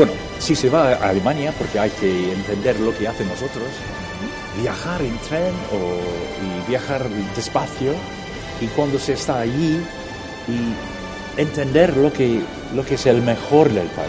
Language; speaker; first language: Spanish; non-native, fluent; English